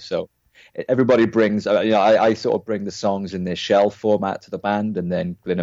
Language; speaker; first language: English; native; English